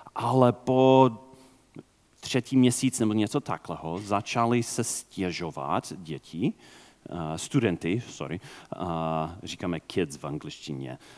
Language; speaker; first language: Czech; non-native, fluent; English